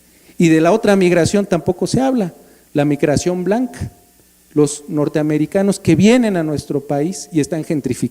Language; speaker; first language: Spanish; native; Spanish